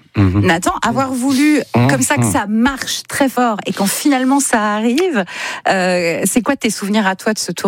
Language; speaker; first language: French; native; French